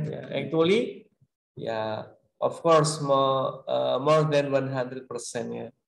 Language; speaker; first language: English; non-native, learner; Indonesian